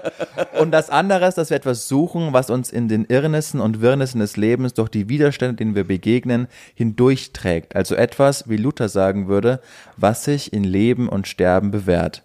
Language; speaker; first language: German; native; German